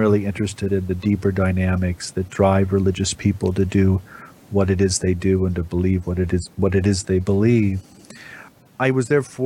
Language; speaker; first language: English; native; English